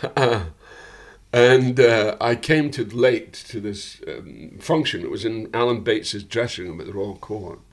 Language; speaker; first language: English; native; English